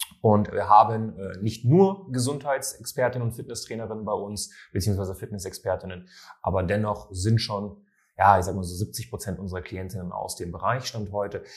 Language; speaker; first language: German; native; German